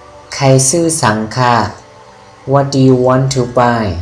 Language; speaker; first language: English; non-native, learner; Shan